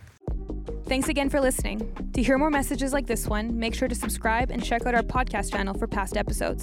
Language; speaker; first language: English; native; English